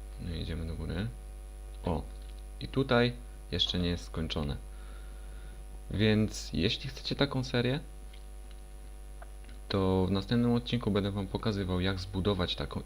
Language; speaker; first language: Polish; native; Polish